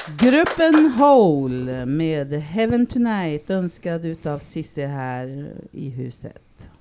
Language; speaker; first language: Swedish; early bilingual, other home language; Spanish